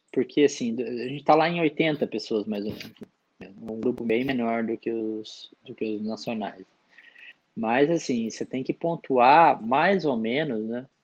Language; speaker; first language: Portuguese; native; Portuguese